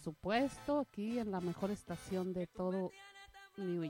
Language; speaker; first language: Spanish; native; Spanish